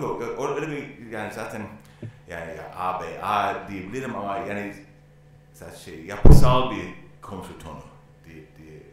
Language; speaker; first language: Turkish; non-native, learner; English